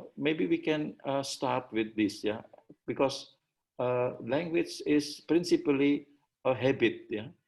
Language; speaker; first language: English; non-native, learner; Indonesian